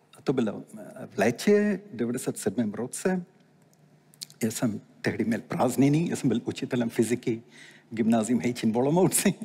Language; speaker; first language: Czech; non-native, fluent; Tamil